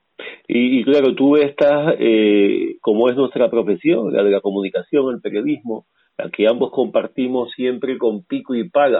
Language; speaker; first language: Spanish; native; Spanish